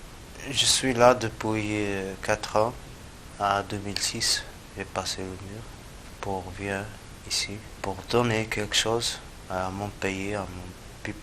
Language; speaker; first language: French; non-native, learner; Arabic